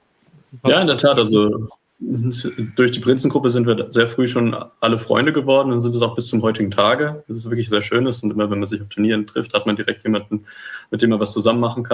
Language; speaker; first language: German; native; German